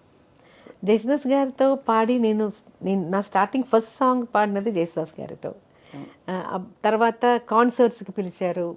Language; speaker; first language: Telugu; non-native, local second language; Malayalam